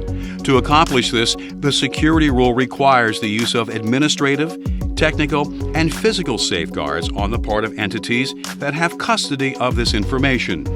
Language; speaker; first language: English; native; English